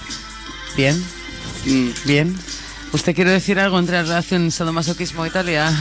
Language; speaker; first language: Spanish; native; Spanish